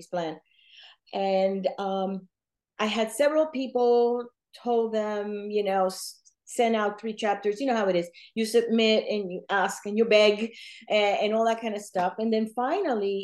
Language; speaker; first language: English; non-native, fluent; Spanish